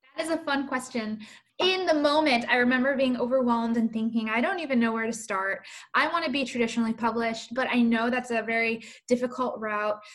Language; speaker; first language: English; early bilingual, other home language; Spanish